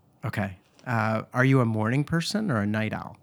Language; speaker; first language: English; native; English